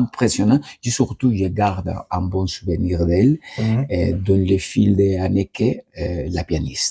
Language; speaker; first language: French; non-native, learner; Spanish